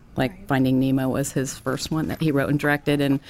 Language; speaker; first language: English; native; English